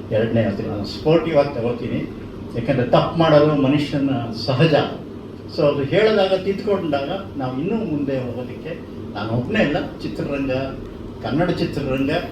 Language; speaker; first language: Kannada; native; Kannada